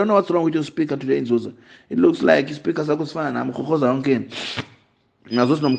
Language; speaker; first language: English; non-native, local second language; Zulu